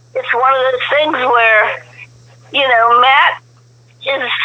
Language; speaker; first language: English; native; English